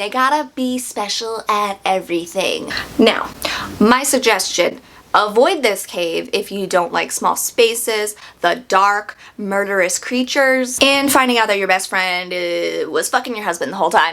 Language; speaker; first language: English; native; English